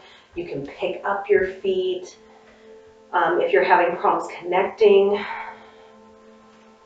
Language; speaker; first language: English; native; English